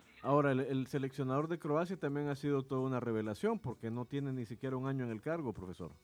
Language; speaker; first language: Spanish; native; Spanish